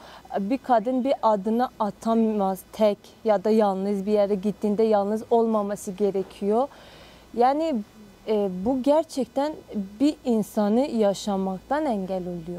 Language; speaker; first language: Turkish; non-native, fluent; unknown